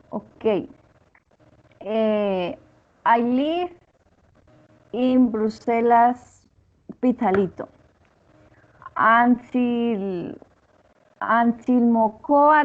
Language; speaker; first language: English; non-native, learner; Spanish